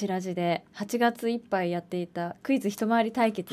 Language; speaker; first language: Japanese; native; Japanese